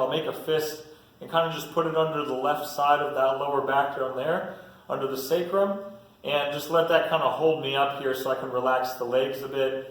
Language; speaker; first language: English; native; English